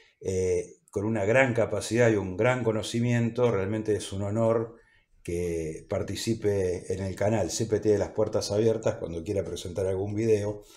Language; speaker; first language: Spanish; native; Spanish